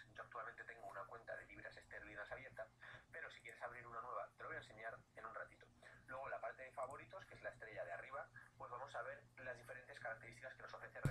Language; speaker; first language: Spanish; native; Spanish